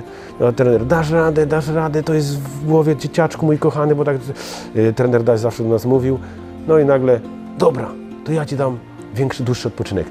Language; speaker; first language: Polish; native; Polish